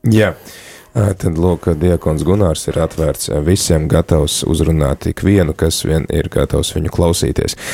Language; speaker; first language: Latvian; native; Latvian